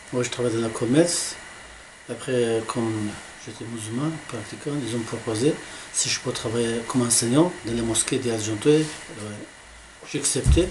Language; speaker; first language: French; non-native, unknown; Arabic